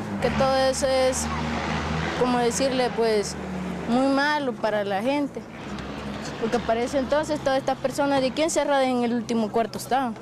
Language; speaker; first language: Spanish; native; Spanish